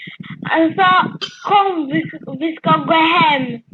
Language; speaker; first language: Swedish; early bilingual, other home language; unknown